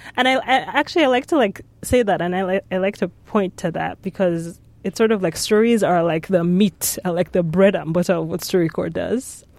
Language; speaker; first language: English; non-native, local second language; Yoruba